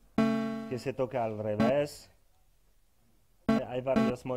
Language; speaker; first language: Spanish; non-native, fluent; French